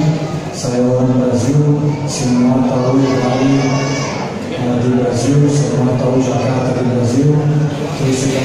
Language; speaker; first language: Indonesian; non-native, fluent; Portuguese